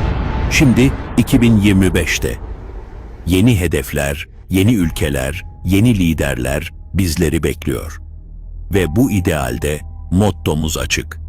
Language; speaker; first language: Turkish; native; Turkish